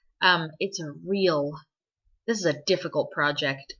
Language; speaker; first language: English; native; English